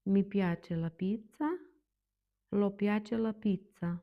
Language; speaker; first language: Italian; non-native, fluent; Ukrainian